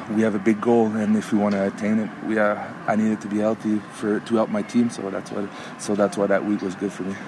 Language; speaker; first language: English; native; English